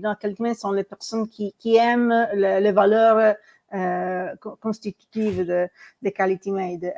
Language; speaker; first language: French; non-native, learner; Italian